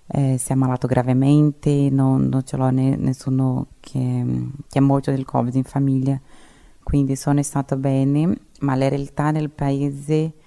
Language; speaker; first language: Italian; non-native, fluent; Portuguese